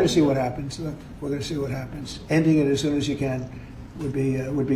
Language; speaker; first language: English; native; English